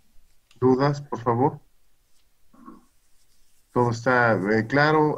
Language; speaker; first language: Spanish; native; Spanish